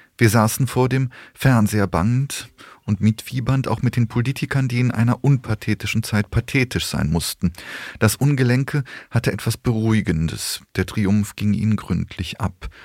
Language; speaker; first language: German; early bilingual, other home language; Polish